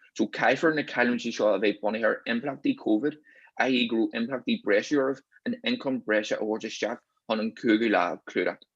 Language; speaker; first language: Irish; native; Irish